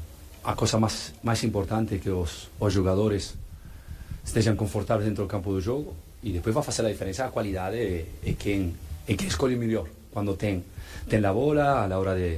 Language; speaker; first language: Portuguese; non-native, fluent; Spanish